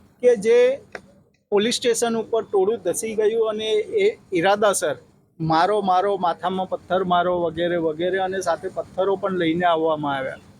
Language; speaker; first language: Gujarati; native; Gujarati